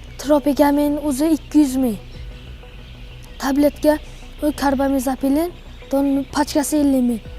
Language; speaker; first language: Uzbek; native; Uzbek